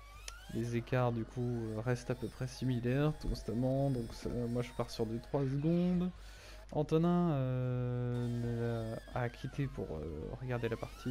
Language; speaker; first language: French; native; French